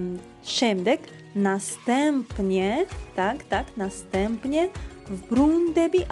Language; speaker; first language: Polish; non-native, fluent; Georgian